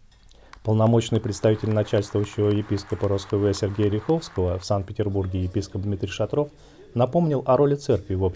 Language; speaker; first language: Russian; native; Russian